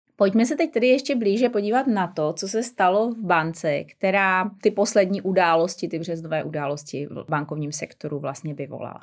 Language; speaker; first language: Czech; native; Czech